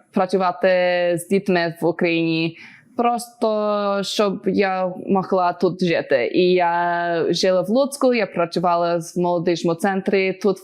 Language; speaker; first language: Ukrainian; early bilingual, other home language; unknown